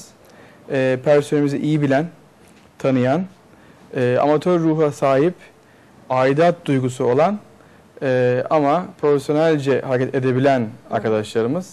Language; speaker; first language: Turkish; native; Turkish